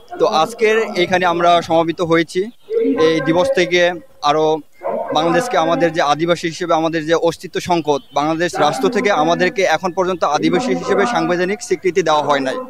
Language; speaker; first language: Bangla; non-native, local second language; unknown